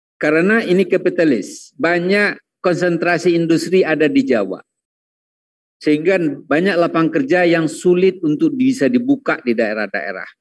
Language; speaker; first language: Indonesian; non-native, local second language; Minangkabau